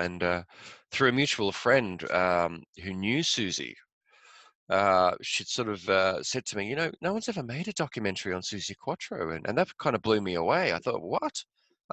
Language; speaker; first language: English; native; English